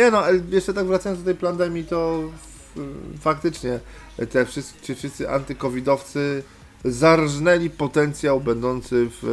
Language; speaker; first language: Polish; native; Polish